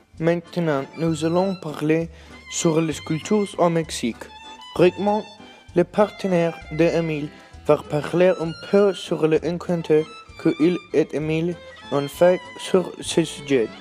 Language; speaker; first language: French; non-native, learner; Spanish